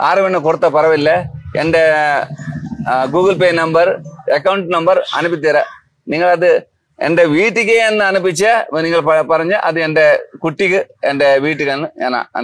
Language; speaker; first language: Malayalam; non-native, learner; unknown